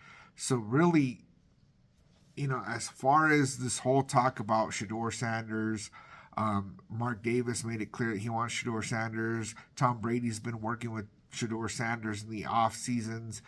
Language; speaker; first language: English; native; English